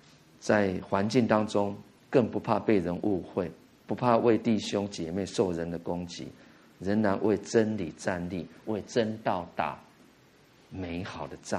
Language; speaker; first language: Chinese; native; Chinese